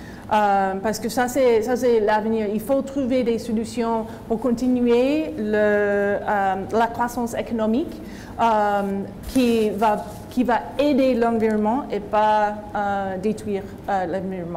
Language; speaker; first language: French; non-native, fluent; English